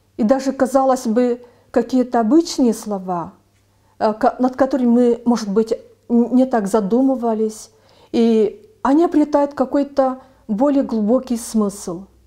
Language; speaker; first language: Russian; non-native, local second language; Yakut